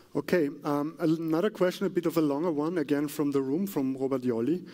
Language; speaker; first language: English; non-native, fluent; German